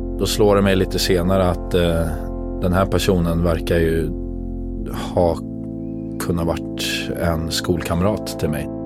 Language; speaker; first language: Swedish; native; Swedish